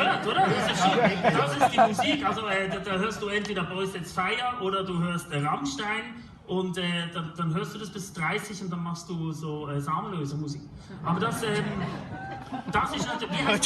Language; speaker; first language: German; native; German